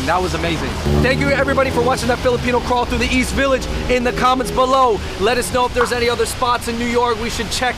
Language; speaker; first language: English; native; English